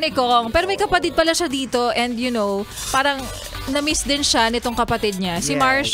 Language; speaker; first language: Filipino; native; Filipino